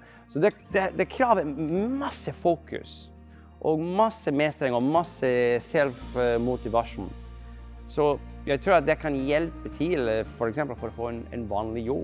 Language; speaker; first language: Norwegian; non-native, fluent; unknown